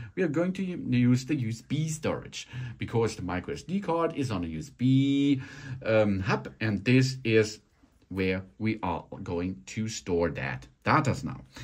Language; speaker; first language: English; non-native, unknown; German